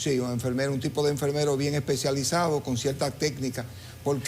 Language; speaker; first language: Spanish; native; Spanish